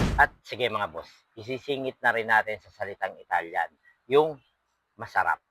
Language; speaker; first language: Filipino; non-native, local second language; Pampanga